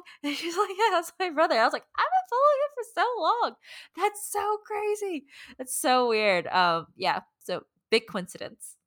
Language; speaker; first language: English; early bilingual, other home language; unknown